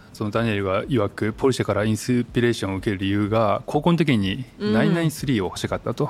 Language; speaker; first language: Japanese; native; Japanese